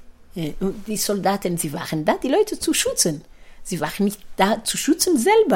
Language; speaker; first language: German; non-native, fluent; Kinyarwanda